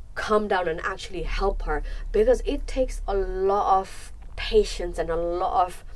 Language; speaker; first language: English; non-native, local second language; Nepali